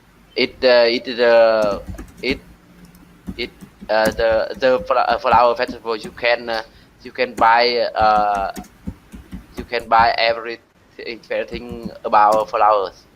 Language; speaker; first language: English; non-native, learner; Vietnamese